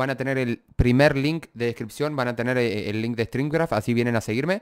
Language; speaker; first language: Spanish; native; Spanish